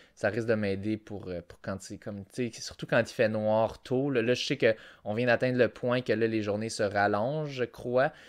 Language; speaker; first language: French; native; French